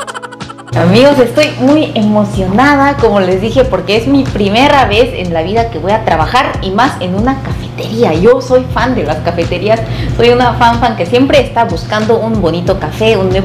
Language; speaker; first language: Spanish; non-native, fluent; Korean